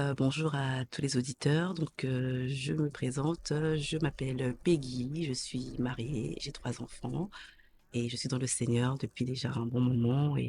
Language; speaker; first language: French; early bilingual, other home language; Lingala